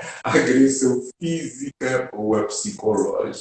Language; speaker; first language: Portuguese; native; Portuguese